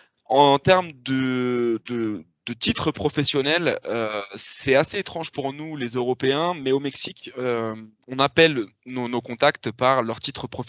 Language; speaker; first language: French; native; French